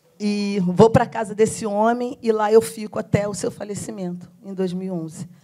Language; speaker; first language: Portuguese; native; Portuguese